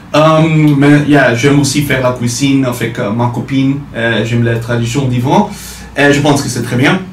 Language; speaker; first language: French; non-native, learner; Dutch